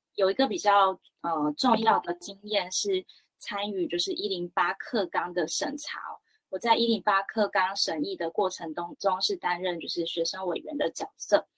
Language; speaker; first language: Chinese; native; Chinese